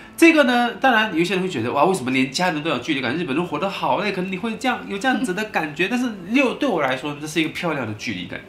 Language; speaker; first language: Chinese; native; Chinese